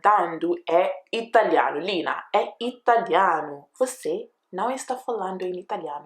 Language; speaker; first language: Portuguese; non-native, learner; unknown